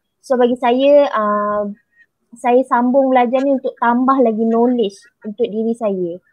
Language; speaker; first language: Malay; native; Malay